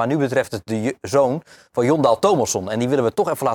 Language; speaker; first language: Dutch; native; Dutch